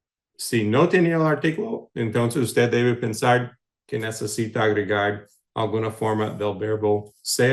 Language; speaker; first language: Spanish; early bilingual, heritage; English